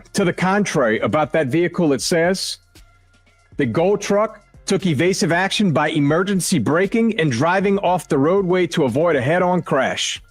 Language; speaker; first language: English; native; English